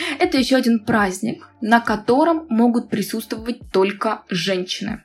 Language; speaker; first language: Russian; native; Russian